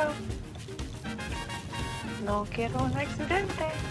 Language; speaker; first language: Spanish; non-native, learner; English